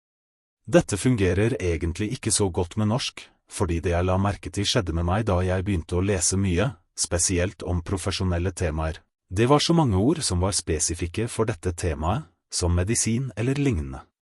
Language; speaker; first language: Norwegian; non-native, fluent; Russian